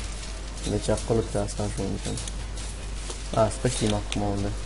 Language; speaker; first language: Romanian; native; Romanian